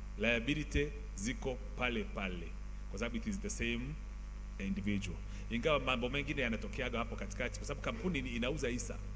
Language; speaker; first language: Swahili; native; Swahili